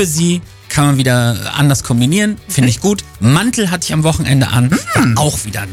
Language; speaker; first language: German; native; German